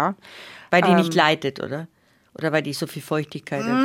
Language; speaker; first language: German; native; German